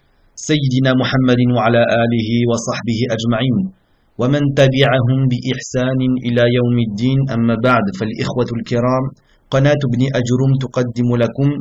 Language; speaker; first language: Arabic; non-native, fluent; French